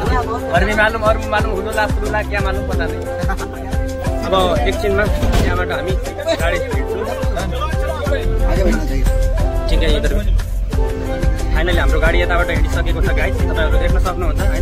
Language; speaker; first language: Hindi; non-native, learner; Nepali